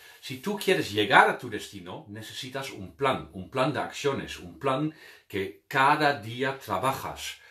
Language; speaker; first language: Spanish; non-native, fluent; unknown